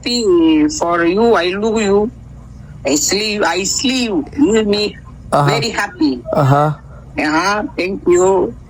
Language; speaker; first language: English; non-native, learner; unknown